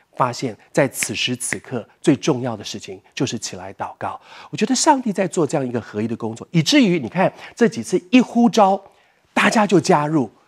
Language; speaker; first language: Chinese; native; Chinese